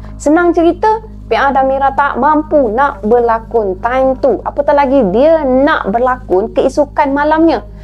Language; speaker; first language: Malay; native; Malay